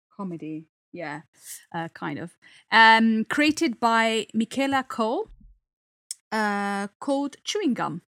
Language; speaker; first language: English; non-native, fluent; Italian